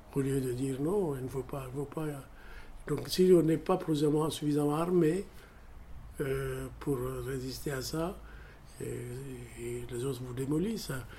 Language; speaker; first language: French; non-native, fluent; Amharic